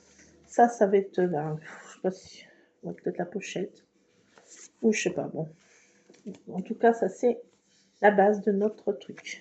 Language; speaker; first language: French; native; French